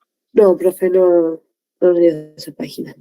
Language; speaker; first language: Spanish; native; Spanish